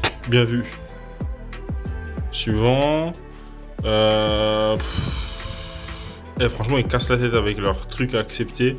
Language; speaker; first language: French; native; French